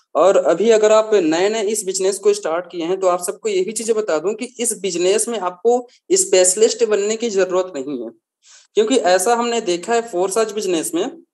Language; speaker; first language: Hindi; native; Hindi